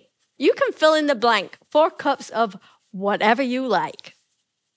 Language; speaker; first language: English; native; English